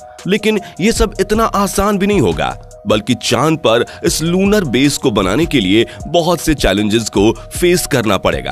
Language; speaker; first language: Hindi; native; Hindi